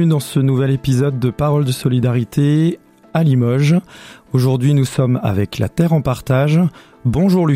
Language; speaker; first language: French; native; French